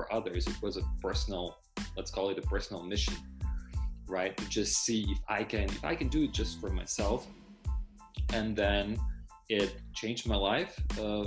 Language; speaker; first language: English; non-native, fluent; Russian